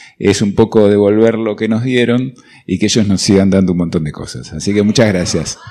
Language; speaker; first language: Spanish; native; Spanish